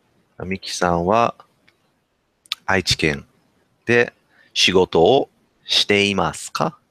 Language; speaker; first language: Japanese; non-native, learner; English